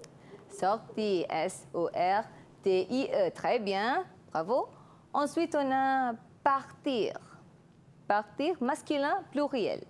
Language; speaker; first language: French; non-native, fluent; Malay